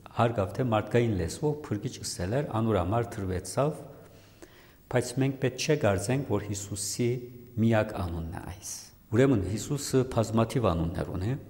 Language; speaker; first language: Armenian; native; Armenian